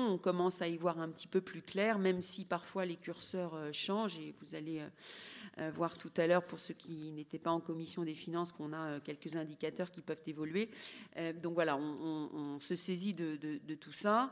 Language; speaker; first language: French; native; French